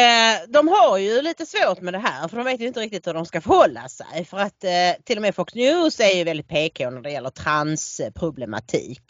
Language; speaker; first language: Swedish; native; Swedish